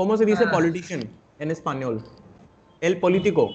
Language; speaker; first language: Spanish; non-native, fluent; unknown